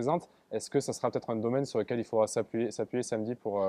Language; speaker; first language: French; native; French